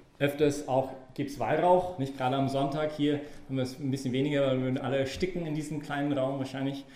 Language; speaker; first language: German; non-native, fluent; English